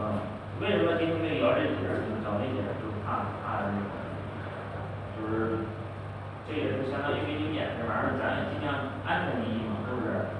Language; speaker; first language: Chinese; native; Chinese